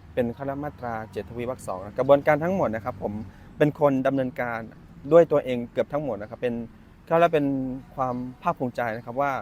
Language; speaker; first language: Thai; non-native, local second language; S'gaw Karen